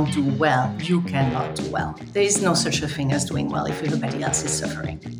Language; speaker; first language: English; non-native, fluent; French